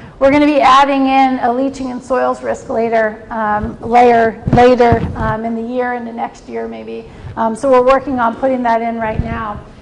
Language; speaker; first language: English; native; English